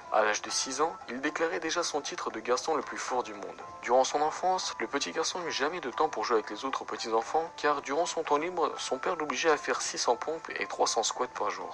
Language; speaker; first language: French; native; French